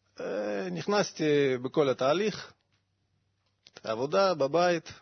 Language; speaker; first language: Hebrew; non-native, learner; Russian